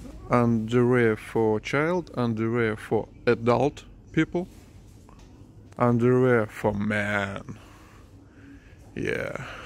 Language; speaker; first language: English; non-native, learner; Russian